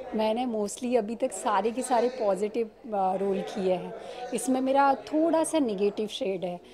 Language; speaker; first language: Hindi; native; Hindi